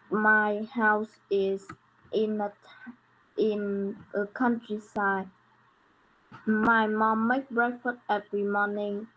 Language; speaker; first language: English; non-native, learner; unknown